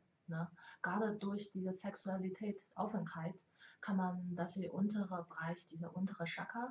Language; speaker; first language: German; non-native, learner; Chinese